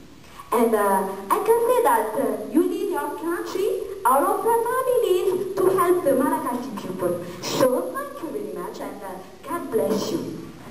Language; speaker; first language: English; non-native, learner; Malagasy